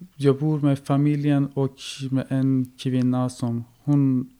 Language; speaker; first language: Swedish; non-native, fluent; Persian